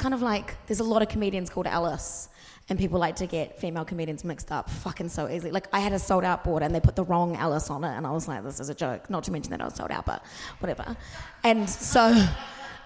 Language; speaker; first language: English; native; English